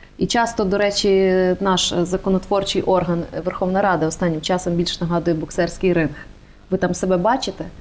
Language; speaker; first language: Ukrainian; native; Ukrainian